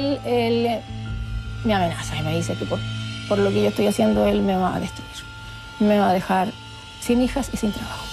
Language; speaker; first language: Spanish; native; Spanish